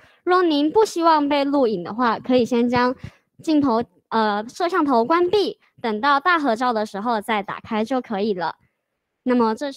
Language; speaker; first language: Chinese; native; Chinese